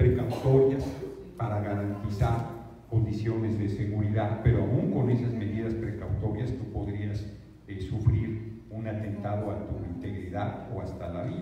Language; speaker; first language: Spanish; native; Spanish